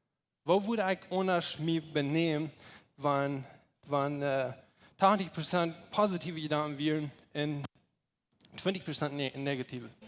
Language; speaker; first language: German; non-native, learner; Plautdietsch